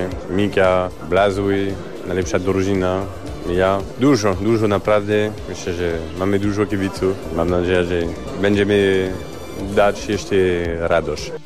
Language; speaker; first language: Polish; non-native, learner; French